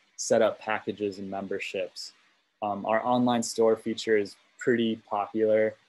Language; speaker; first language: English; native; English